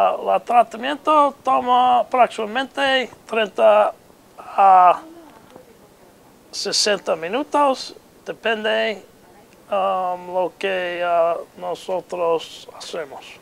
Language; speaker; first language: Spanish; non-native, learner; English